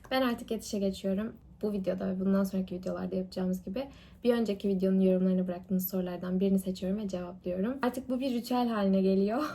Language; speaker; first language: Turkish; early bilingual, heritage; Turkish